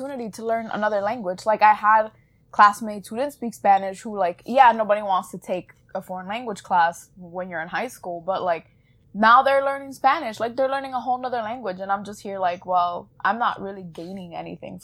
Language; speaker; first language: English; early bilingual, other home language; Spanish